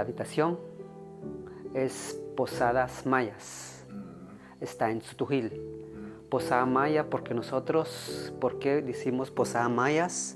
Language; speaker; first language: Spanish; non-native, local second language; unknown